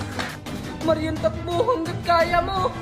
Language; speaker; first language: Filipino; native; Filipino